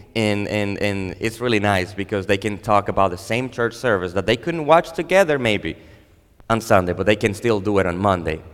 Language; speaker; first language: English; non-native, fluent; Spanish